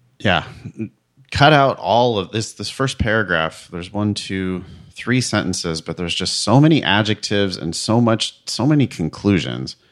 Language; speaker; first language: English; native; English